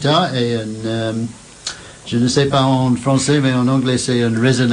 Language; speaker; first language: French; non-native, learner; English